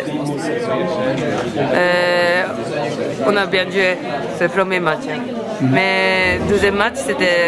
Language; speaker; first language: French; non-native, learner; Japanese